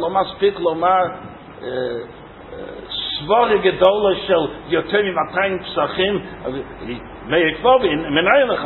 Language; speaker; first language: Hebrew; non-native, fluent; English